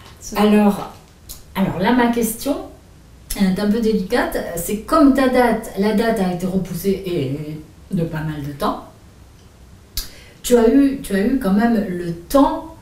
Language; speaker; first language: French; native; French